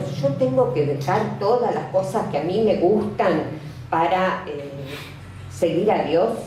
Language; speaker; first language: Spanish; native; Spanish